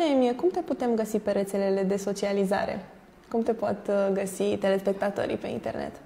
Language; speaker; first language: Romanian; native; Romanian